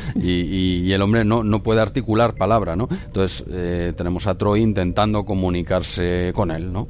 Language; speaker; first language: Spanish; native; Spanish